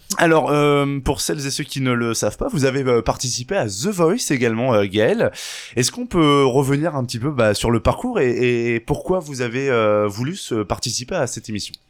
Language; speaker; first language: French; native; French